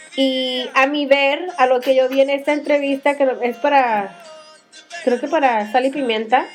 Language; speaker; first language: Spanish; early bilingual, heritage; Spanish